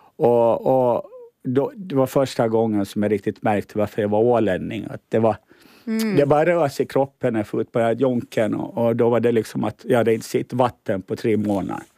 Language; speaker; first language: Swedish; native; Swedish